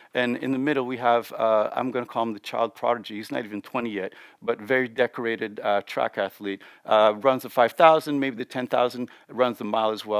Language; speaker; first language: English; native; English